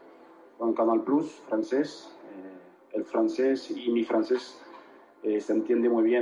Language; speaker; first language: Spanish; non-native, fluent; French